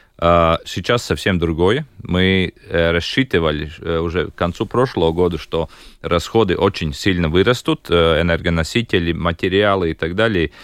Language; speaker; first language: Russian; non-native, local second language; Latvian